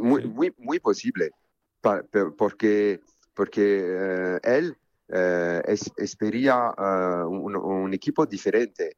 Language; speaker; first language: Spanish; non-native, fluent; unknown